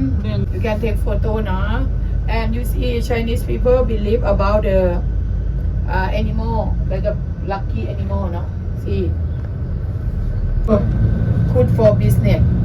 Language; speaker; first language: English; non-native, learner; Thai